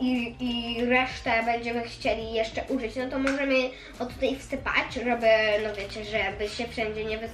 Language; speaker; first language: Polish; early bilingual, heritage; Polish